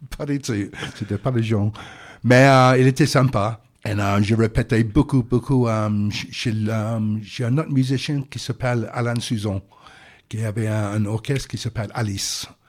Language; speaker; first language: French; non-native, fluent; English